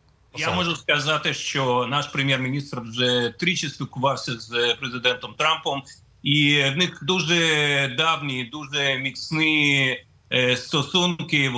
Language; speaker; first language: Ukrainian; non-native, fluent; Russian